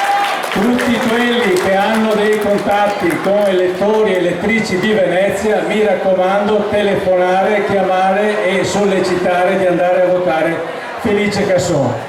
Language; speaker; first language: Italian; native; Italian